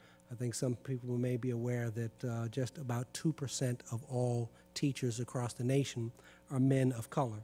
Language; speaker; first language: English; native; English